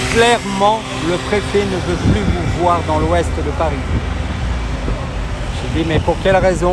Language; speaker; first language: French; native; French